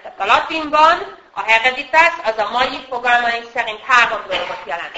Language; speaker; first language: Hungarian; native; Hungarian